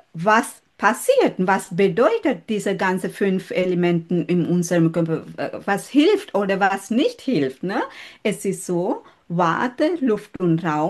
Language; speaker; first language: German; non-native, learner; Sinhala